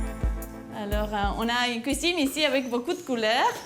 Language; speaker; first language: French; non-native, fluent; Spanish